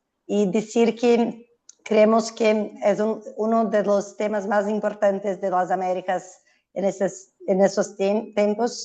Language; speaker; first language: Spanish; non-native, fluent; Portuguese